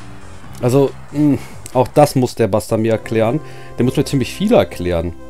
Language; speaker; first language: German; native; German